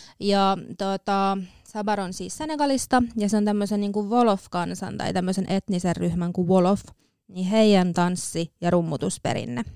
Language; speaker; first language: Finnish; native; Finnish